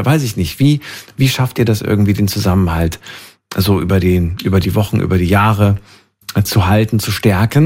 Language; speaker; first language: German; native; German